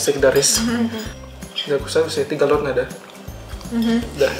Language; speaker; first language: Russian; non-native, learner; Indonesian